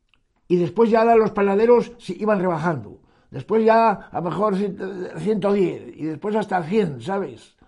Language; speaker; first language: Spanish; native; Spanish